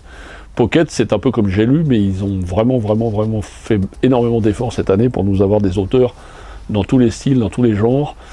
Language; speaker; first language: French; native; French